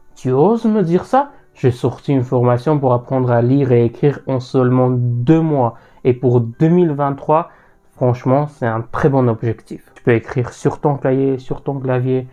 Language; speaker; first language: French; non-native, fluent; Armenian